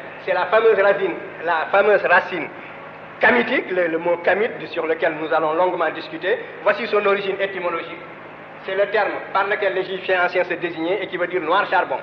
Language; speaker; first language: French; non-native, local second language; Wolof